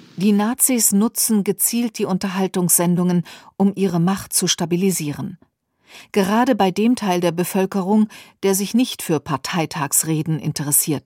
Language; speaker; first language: German; native; German